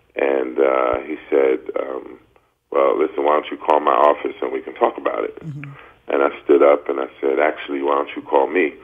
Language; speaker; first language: English; native; English